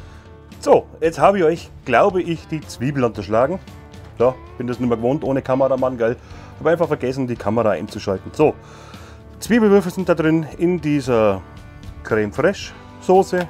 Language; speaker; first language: German; native; German